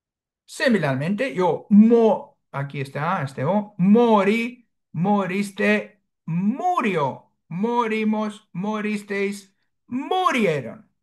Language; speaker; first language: Spanish; non-native, fluent; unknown